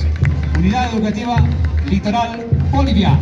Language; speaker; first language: Spanish; native; Spanish